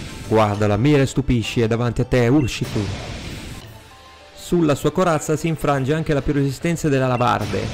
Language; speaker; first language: Italian; native; Italian